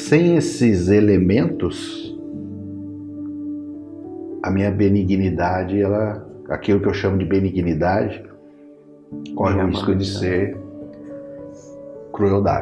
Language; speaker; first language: Portuguese; native; Portuguese